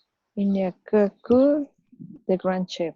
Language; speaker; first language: French; non-native, learner; Spanish